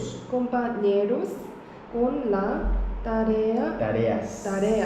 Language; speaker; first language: Spanish; non-native, learner; Korean